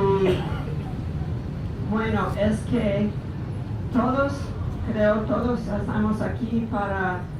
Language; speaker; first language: Spanish; non-native, learner; English